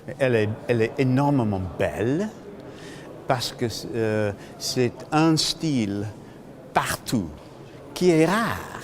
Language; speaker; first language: French; non-native, fluent; English